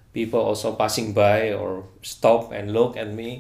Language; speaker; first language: English; non-native, fluent; Indonesian